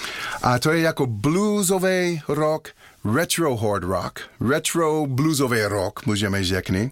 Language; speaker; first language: Czech; non-native, learner; English